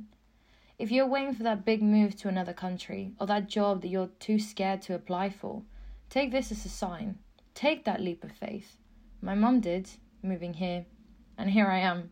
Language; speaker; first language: English; non-native, fluent; Spanish